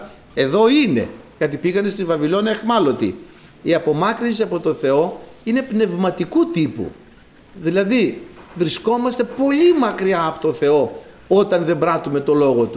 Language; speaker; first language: Greek; native; Greek